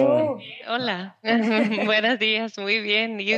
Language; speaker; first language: Spanish; non-native, learner; French